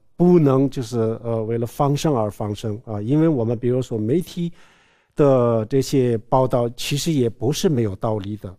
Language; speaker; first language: Chinese; non-native, local second language; Tibetan